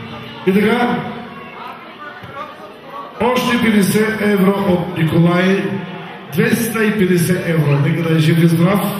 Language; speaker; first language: Bulgarian; non-native, local second language; Turkish